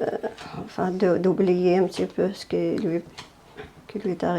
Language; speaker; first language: French; non-native, fluent; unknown